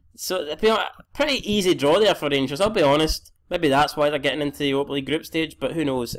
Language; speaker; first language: English; native; English